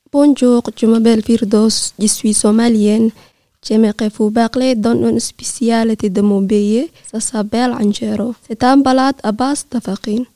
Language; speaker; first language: French; non-native, learner; Somali